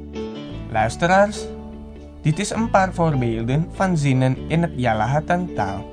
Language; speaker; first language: Dutch; non-native, fluent; Indonesian